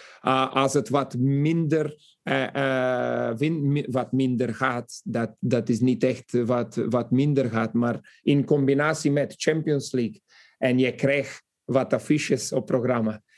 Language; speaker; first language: Dutch; non-native, fluent; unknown